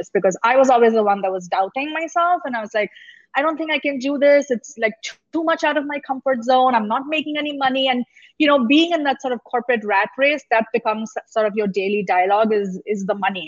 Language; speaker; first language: English; non-native, local second language; Gujarati